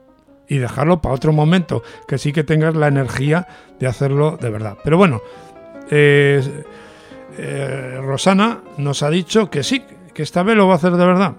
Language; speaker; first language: Spanish; native; Spanish